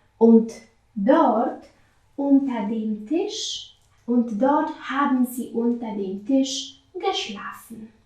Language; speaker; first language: German; non-native, fluent; Polish